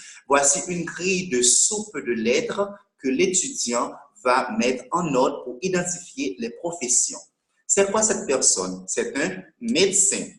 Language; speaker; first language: French; non-native, local second language; Haitian Creole